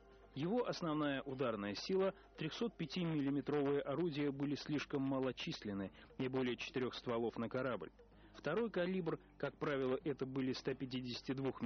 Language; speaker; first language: Russian; native; Russian